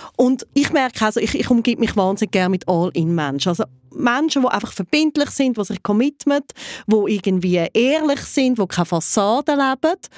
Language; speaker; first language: German; native; German